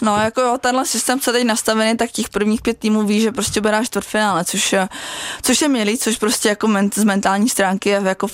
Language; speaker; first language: Czech; native; Czech